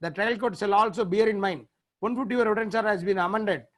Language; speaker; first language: English; non-native, local second language; Tamil